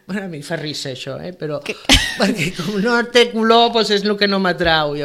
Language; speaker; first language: Catalan; non-native, local second language; Spanish